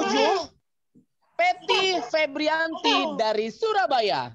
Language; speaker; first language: Indonesian; native; Indonesian